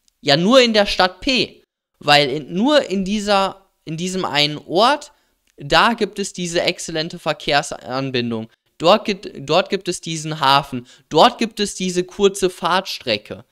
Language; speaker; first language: German; native; German